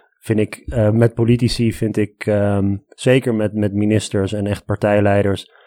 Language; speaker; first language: Dutch; early bilingual, other home language; Armenian